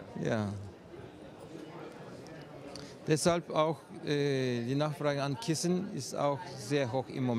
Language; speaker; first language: German; non-native, fluent; Turkish